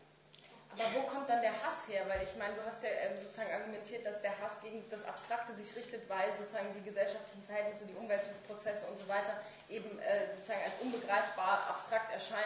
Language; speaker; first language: German; native; German